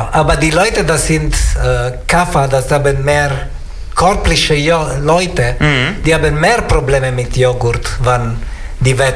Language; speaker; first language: German; non-native, learner; Italian